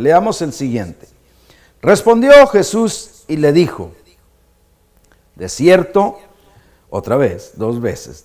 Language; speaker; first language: Spanish; native; Spanish